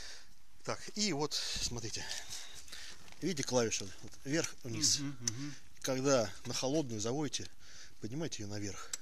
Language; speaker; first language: Russian; native; Russian